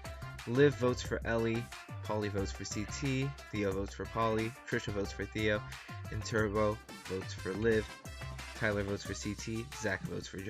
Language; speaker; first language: English; native; English